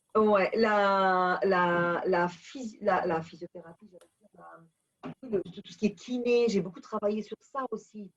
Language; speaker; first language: French; early bilingual, other home language; Portuguese